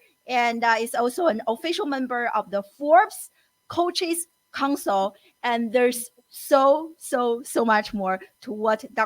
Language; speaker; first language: English; non-native, fluent; Chinese